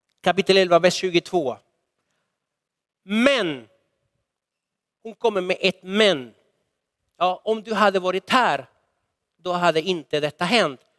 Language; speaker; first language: Swedish; non-native, fluent; Spanish